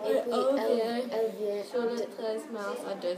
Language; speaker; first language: French; non-native, learner; English